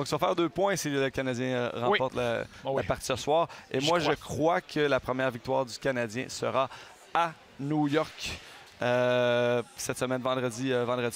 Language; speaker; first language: French; native; French